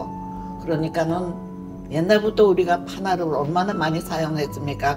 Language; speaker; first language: Korean; early bilingual, heritage; Korean